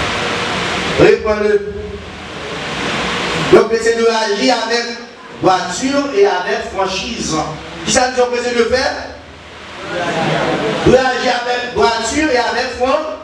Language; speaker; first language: French; non-native, learner; Haitian Creole